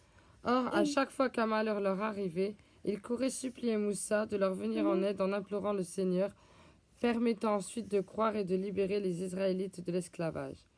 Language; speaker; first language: French; native; French